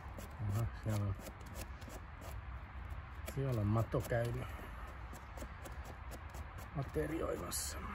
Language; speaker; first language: Finnish; native; Finnish